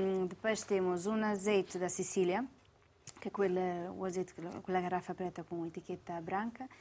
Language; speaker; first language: Portuguese; non-native, fluent; Italian